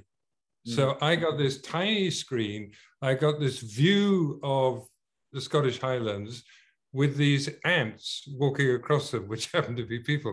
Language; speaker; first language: English; native; English